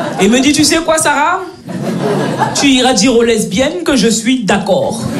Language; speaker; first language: French; native; French